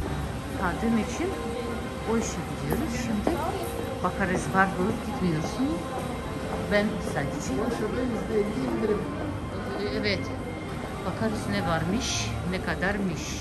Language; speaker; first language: Turkish; non-native, learner; Russian